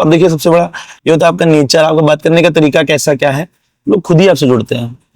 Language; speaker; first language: Hindi; native; Hindi